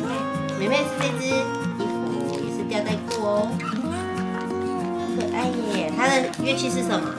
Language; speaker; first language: Chinese; native; Chinese